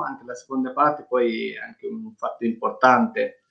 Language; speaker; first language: Italian; non-native, fluent; Persian